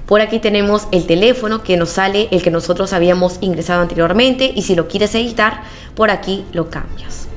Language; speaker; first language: Spanish; native; Spanish